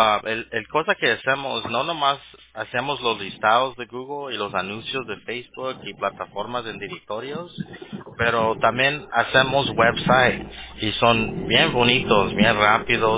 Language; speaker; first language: Spanish; early bilingual, heritage; Spanish